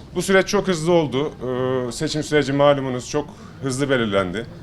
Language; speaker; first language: Turkish; native; Turkish